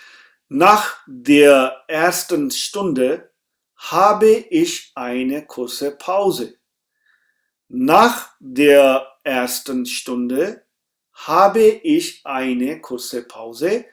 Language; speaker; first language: German; non-native, fluent; Urdu